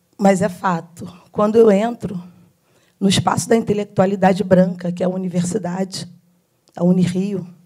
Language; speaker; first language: Portuguese; native; Portuguese